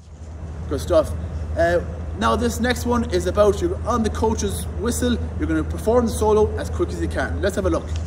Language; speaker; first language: English; native; English